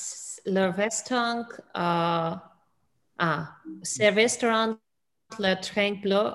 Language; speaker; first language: French; non-native, learner; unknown